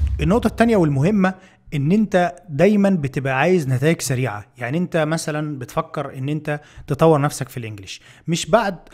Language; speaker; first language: Arabic; native; Arabic